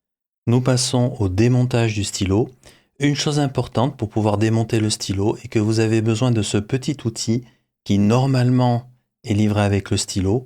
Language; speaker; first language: French; native; French